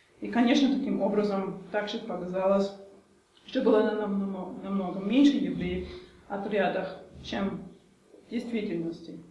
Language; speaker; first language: Russian; non-native, fluent; German